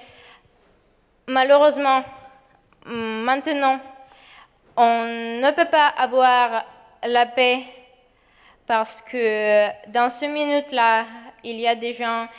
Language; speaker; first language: French; non-native, fluent; Ukrainian